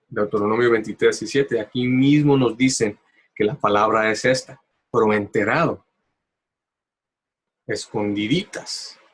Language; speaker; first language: Spanish; early bilingual, heritage; Spanish